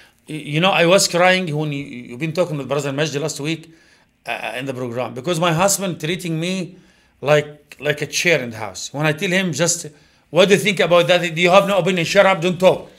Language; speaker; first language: English; non-native, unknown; Arabic